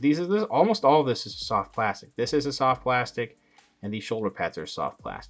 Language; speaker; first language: English; native; English